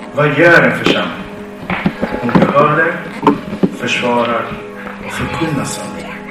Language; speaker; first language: Swedish; non-native, fluent; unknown